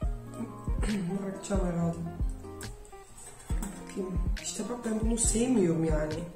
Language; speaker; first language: Turkish; non-native, fluent; Dutch